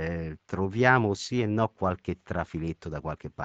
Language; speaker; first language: Italian; native; Italian